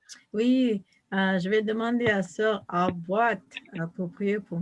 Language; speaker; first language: French; non-native, fluent; English